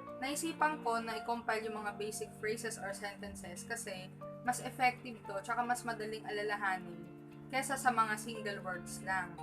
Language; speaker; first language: Filipino; native; Filipino